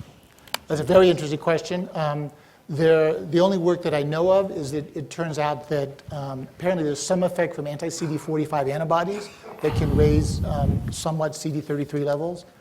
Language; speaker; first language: English; native; English